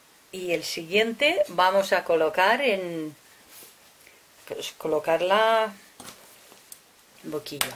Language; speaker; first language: Spanish; non-native, fluent; Russian